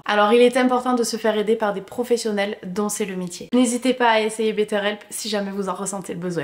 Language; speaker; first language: French; native; French